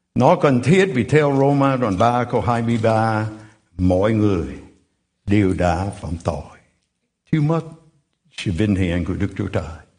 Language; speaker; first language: Vietnamese; non-native, fluent; English